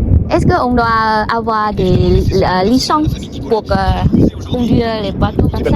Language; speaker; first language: French; non-native, learner; Vietnamese